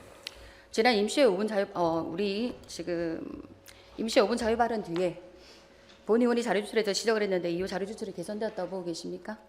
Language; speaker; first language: Korean; native; Korean